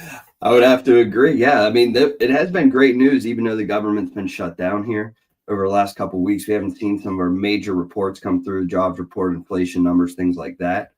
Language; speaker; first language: English; native; English